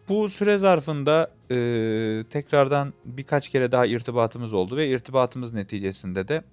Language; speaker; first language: Turkish; native; Turkish